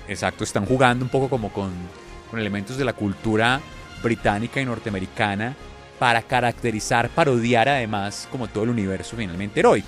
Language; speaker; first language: Spanish; native; Spanish